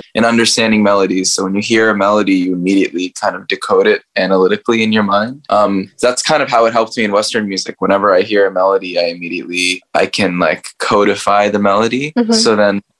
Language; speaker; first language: English; native; English